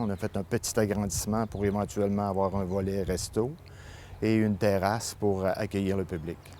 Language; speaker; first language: French; native; French